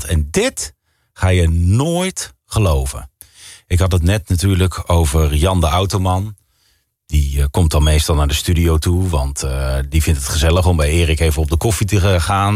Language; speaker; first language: Dutch; native; Dutch